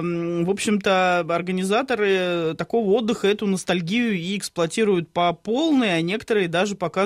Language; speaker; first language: Russian; native; Russian